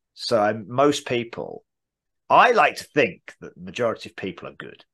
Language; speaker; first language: English; native; English